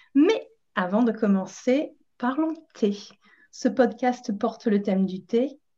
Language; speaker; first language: French; non-native, fluent; English